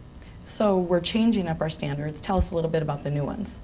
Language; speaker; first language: English; native; English